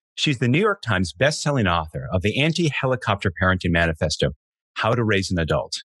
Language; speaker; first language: English; native; English